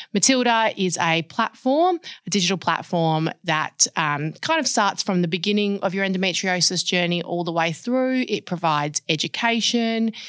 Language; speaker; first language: English; native; English